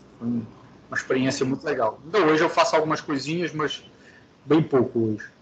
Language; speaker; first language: Portuguese; native; Portuguese